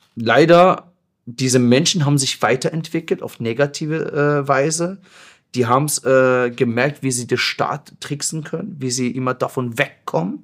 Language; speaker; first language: German; non-native, fluent; Persian